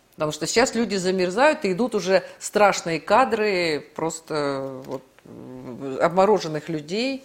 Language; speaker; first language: Russian; native; Russian